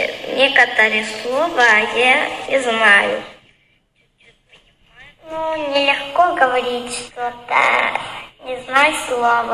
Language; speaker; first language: Russian; non-native, learner; Uzbek